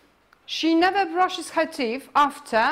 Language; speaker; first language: English; non-native, fluent; Polish